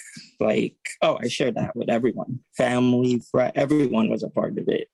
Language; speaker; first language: English; native; English